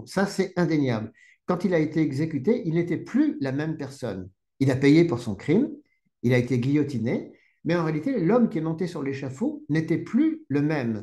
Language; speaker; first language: French; native; French